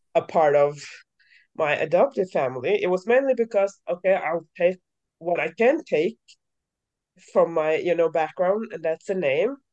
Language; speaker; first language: English; early bilingual, other home language; Norwegian